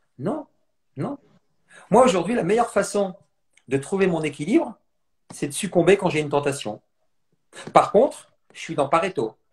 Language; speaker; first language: French; native; French